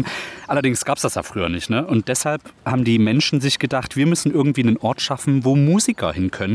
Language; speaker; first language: German; native; German